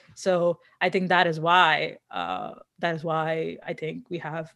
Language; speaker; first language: English; non-native, local second language; Hindi